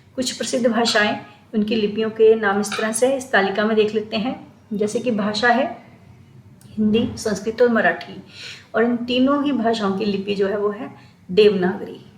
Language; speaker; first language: Hindi; native; Hindi